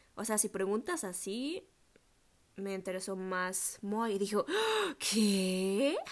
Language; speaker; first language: Spanish; non-native, fluent; German